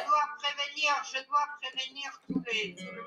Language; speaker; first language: French; non-native, fluent; Armenian